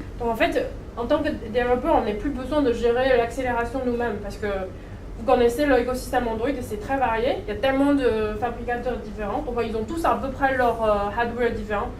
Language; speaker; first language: French; non-native, fluent; Chinese